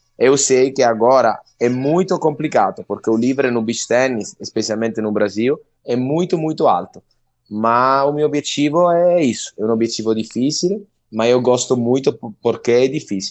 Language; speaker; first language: Portuguese; non-native, learner; Italian